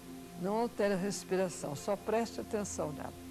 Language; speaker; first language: Portuguese; native; Portuguese